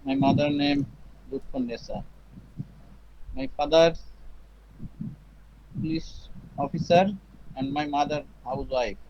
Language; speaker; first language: English; non-native, learner; Bangla